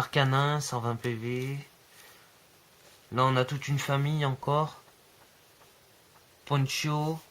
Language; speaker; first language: French; native; French